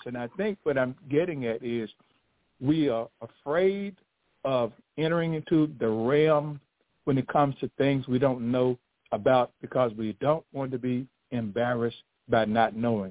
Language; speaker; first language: English; native; English